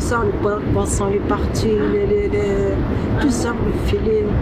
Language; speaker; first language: French; non-native, learner; Arabic